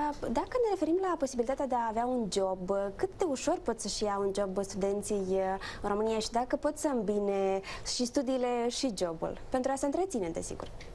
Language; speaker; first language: Romanian; native; Romanian